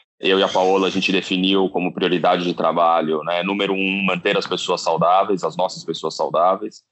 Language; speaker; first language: Portuguese; native; Portuguese